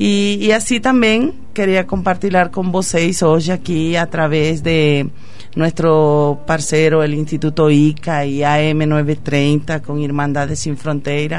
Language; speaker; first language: Portuguese; non-native, fluent; Spanish